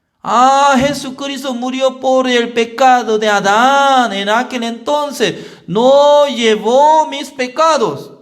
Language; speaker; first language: Spanish; non-native, learner; Korean